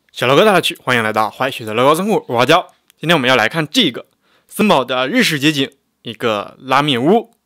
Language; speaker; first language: Chinese; native; Chinese